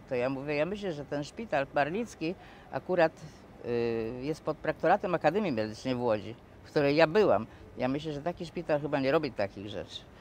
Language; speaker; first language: Polish; native; Polish